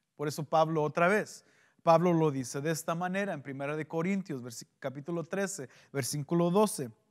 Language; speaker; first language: Spanish; early bilingual, heritage; Spanish